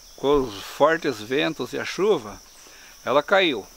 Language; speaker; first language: Portuguese; native; Portuguese